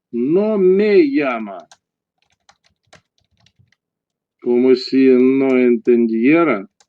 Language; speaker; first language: Spanish; non-native, learner; Russian